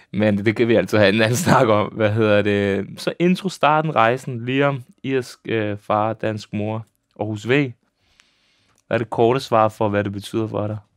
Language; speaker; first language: Danish; early bilingual, other home language; Serbian